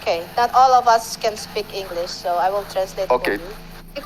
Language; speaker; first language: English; non-native, fluent; Indonesian